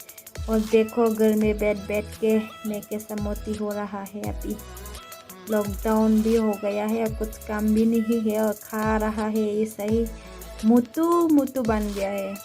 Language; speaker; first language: Hindi; non-native, local second language; Bodo